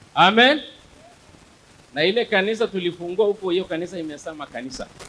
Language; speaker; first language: Swahili; non-native, local second language; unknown